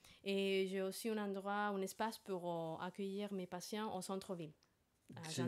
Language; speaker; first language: French; non-native, fluent; Spanish